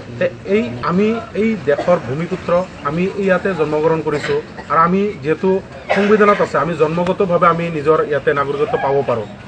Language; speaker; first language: Assamese; non-native, local second language; Bangla